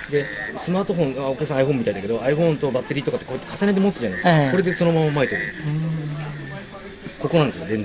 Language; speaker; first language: Japanese; native; Japanese